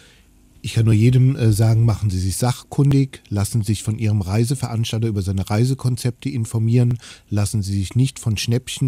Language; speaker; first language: German; native; German